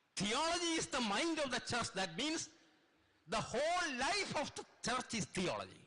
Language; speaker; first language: English; non-native, local second language; Malayalam